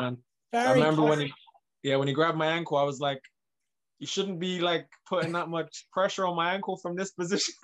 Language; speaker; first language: English; native; English